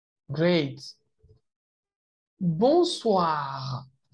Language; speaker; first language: French; native; French